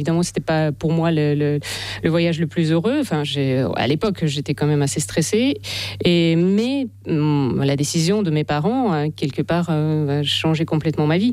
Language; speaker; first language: French; non-native, fluent; Russian